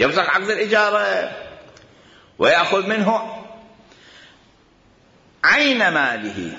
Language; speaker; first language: Arabic; native; Arabic